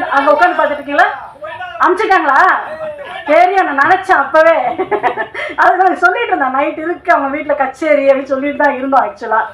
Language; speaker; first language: Tamil; non-native, local second language; Telugu